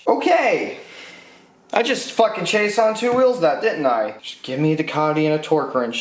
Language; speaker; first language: English; native; English